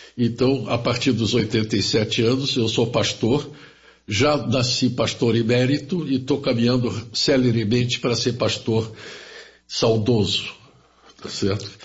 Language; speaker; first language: Portuguese; early bilingual, other home language; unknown